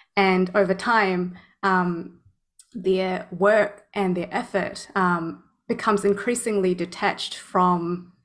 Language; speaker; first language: English; native; English